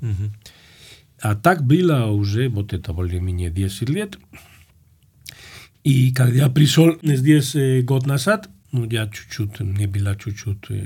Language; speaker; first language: Russian; non-native, fluent; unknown